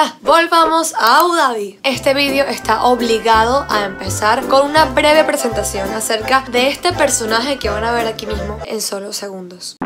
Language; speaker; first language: Spanish; native; Spanish